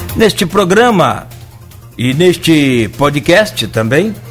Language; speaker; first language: Portuguese; native; Portuguese